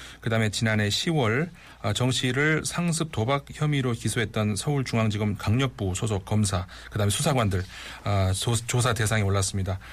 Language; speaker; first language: Korean; native; Korean